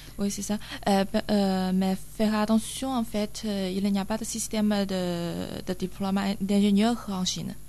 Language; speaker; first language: French; non-native, learner; Chinese